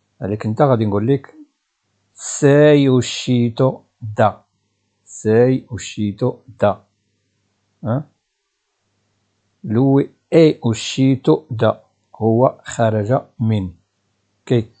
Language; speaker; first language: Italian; non-native, fluent; Arabic